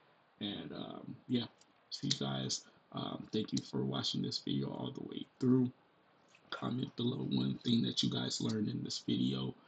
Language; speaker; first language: English; native; English